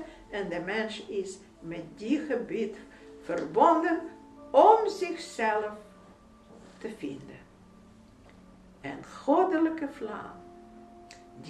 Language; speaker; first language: Dutch; non-native, fluent; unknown